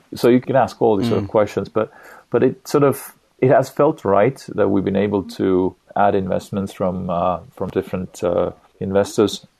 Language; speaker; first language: English; non-native, fluent; Estonian